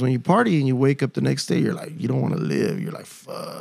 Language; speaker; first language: English; early bilingual, other home language; Spanish